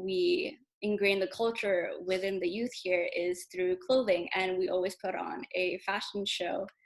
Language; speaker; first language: English; early bilingual, other home language; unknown